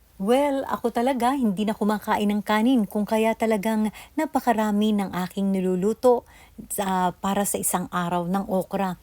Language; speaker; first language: Filipino; native; Filipino